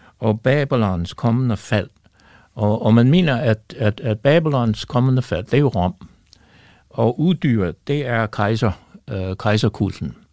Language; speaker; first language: Danish; non-native, fluent; English